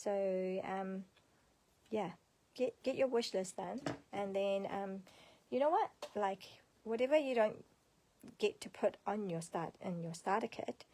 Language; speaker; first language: English; native; English